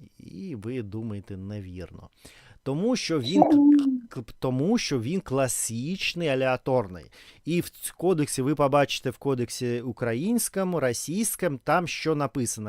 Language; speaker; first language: Ukrainian; non-native, learner; Russian